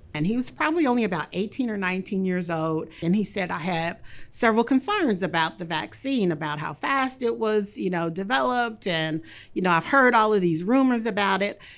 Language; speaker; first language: English; native; English